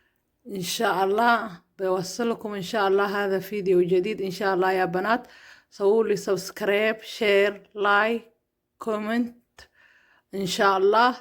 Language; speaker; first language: Arabic; non-native, learner; Somali